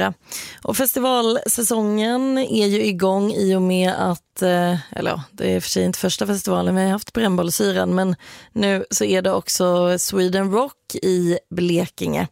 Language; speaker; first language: Swedish; native; Swedish